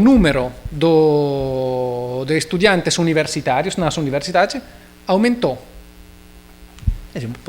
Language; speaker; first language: Portuguese; non-native, learner; Italian